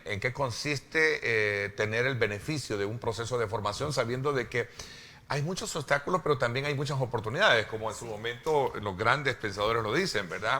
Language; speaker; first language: Spanish; native; Spanish